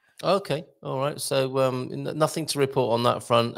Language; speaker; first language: English; native; English